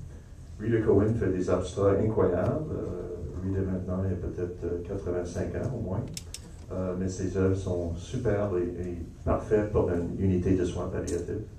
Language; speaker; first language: French; non-native, local second language; English